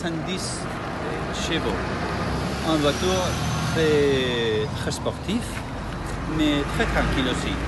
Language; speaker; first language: French; non-native, learner; Spanish